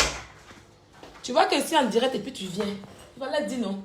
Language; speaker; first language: French; native; French